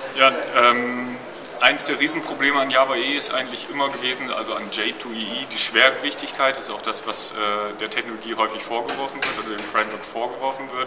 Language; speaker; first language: German; native; German